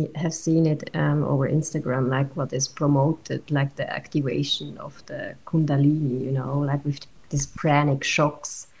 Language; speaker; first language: English; non-native, fluent; German